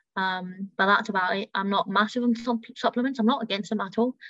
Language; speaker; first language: English; early bilingual, heritage; German